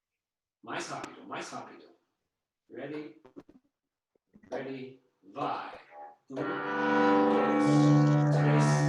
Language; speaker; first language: Portuguese; non-native, learner; English